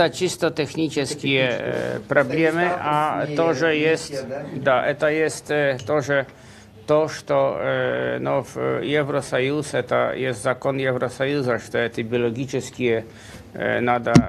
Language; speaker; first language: Russian; non-native, fluent; Polish